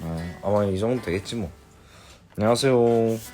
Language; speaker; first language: Korean; early bilingual, heritage; English